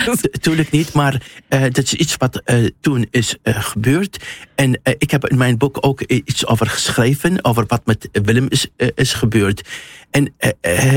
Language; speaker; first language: Dutch; non-native, fluent; Arabic